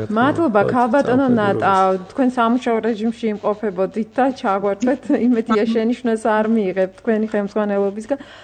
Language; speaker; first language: Georgian; native; Georgian